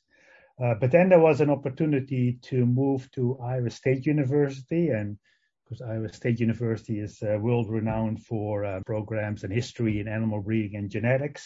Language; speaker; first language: English; non-native, fluent; Dutch